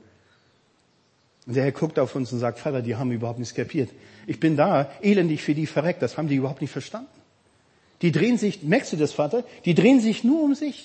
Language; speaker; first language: German; native; German